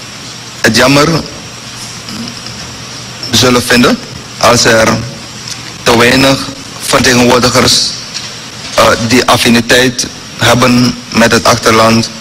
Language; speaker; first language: Dutch; non-native, local second language; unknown